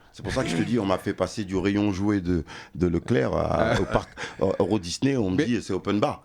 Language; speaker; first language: French; early bilingual, other home language; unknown